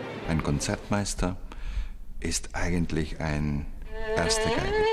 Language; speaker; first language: German; non-native, fluent; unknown